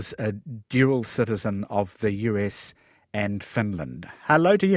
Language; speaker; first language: English; native; English